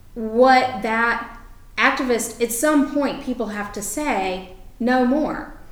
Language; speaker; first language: English; native; English